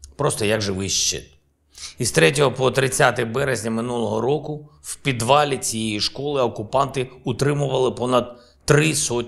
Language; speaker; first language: Ukrainian; non-native, local second language; Russian